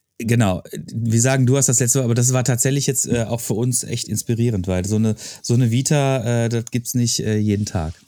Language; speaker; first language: German; native; German